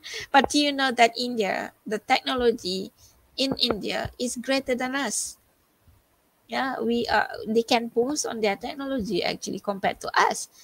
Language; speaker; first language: English; non-native, local second language; Malay